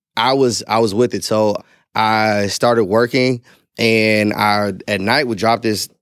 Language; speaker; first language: English; native; English